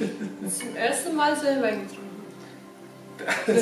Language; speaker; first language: German; non-native, fluent; Romanian